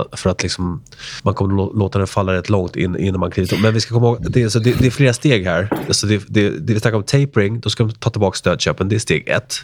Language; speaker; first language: Swedish; early bilingual, other home language; Spanish